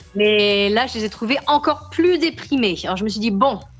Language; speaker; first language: French; native; French